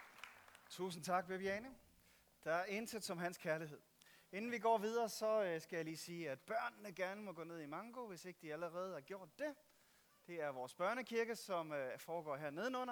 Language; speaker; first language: Danish; native; Danish